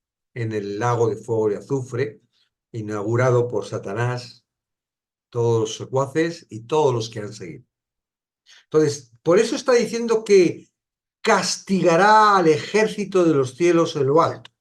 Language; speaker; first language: Spanish; native; Spanish